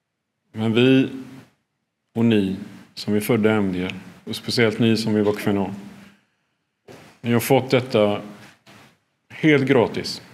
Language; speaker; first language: Swedish; early bilingual, other home language; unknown